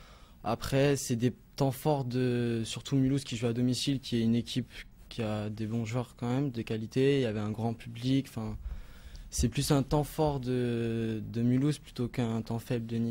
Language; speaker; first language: French; native; French